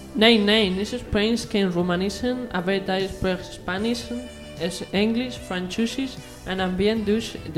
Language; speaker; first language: German; non-native, learner; Spanish